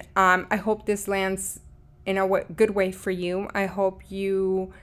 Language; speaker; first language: English; early bilingual, other home language; Spanish